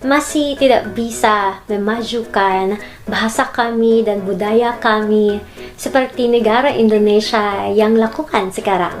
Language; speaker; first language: Indonesian; non-native, learner; Filipino